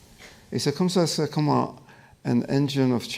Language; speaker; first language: French; non-native, fluent; English